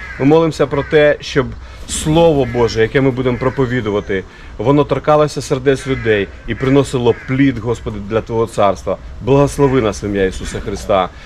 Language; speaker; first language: Ukrainian; non-native, local second language; Russian